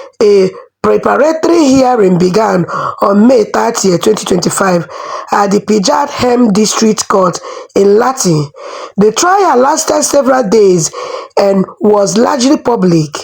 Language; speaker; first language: English; non-native, local second language; Igbo